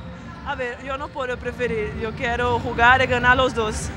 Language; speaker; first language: Spanish; non-native, learner; Portuguese